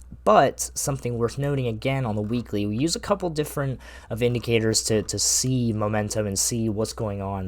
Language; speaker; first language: English; native; English